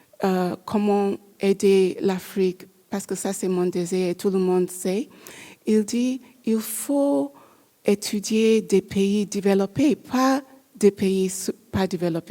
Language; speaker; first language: French; non-native, learner; English